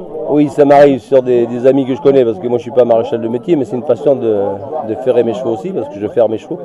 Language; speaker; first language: French; native; French